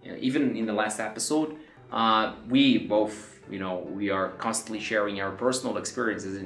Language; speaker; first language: English; non-native, fluent; Portuguese